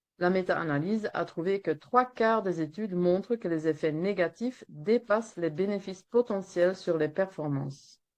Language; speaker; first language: French; non-native, local second language; Dutch